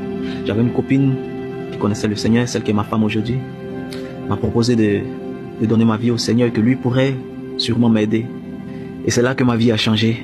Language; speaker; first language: French; native; French